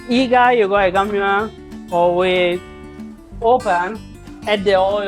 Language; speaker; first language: Cantonese; non-native, learner; Italian